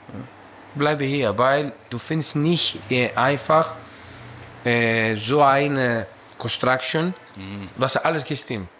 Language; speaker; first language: German; non-native, learner; Greek